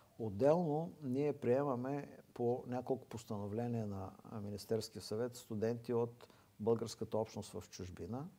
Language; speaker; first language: Bulgarian; native; Bulgarian